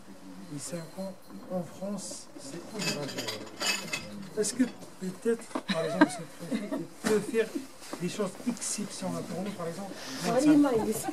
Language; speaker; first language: French; non-native, learner; Arabic